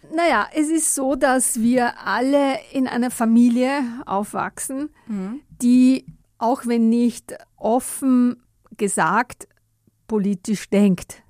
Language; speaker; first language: German; non-native, fluent; Italian